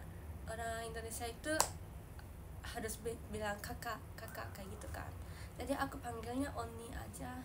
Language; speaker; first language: Indonesian; non-native, learner; Japanese